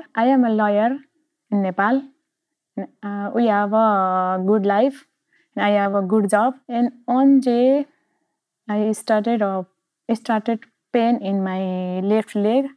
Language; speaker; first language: English; non-native, learner; Nepali